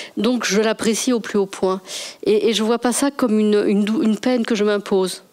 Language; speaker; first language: French; native; French